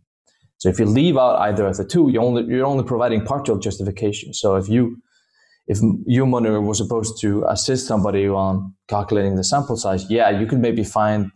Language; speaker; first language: English; non-native, fluent; Danish